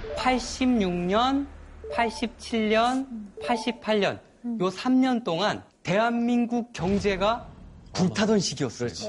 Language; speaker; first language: Korean; native; Korean